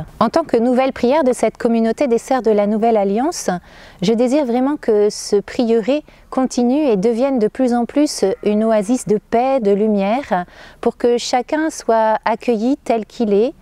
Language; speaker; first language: French; native; French